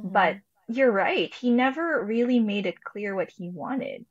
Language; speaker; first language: English; non-native, local second language; Filipino